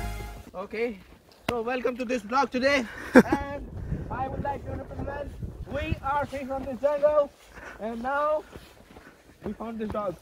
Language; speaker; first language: English; non-native, local second language; Hindi